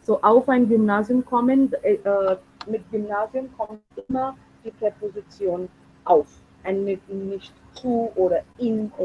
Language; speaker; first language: German; non-native, fluent; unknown